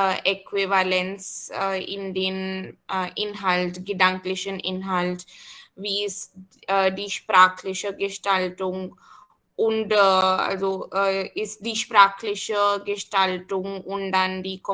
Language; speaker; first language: German; non-native, fluent; Hindi